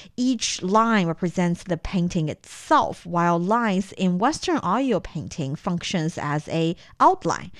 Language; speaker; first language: English; non-native, fluent; Chinese